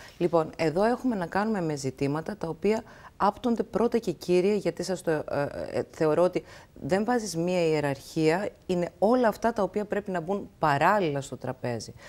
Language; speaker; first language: Greek; native; Greek